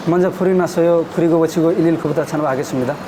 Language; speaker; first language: Korean; non-native, learner; Nepali